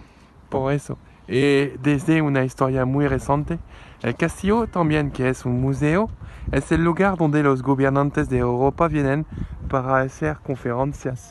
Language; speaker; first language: Spanish; non-native, learner; French